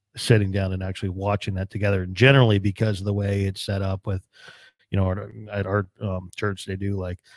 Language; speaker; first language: English; native; English